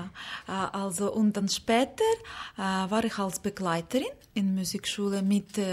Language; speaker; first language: German; non-native, learner; Ukrainian